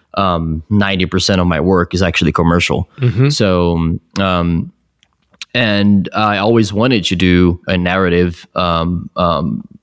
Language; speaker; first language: English; non-native, fluent; Portuguese